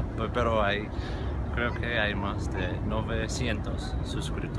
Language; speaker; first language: Spanish; non-native, learner; English